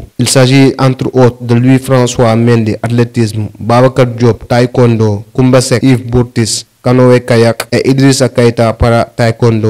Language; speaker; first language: French; non-native, local second language; Wolof